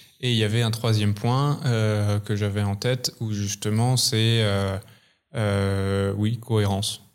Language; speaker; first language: French; native; French